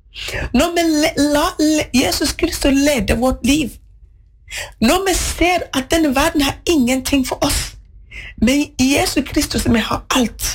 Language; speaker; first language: Norwegian; non-native, fluent; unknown